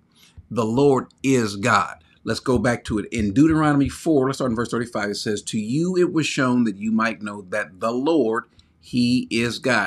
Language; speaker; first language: English; native; English